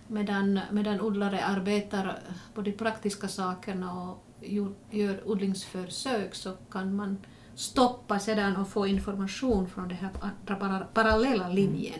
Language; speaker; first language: Swedish; non-native, local second language; Finnish